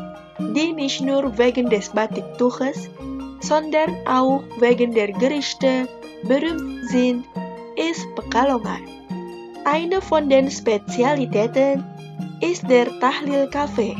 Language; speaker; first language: German; non-native, fluent; Indonesian